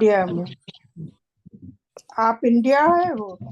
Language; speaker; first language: Hindi; non-native, learner; Nepali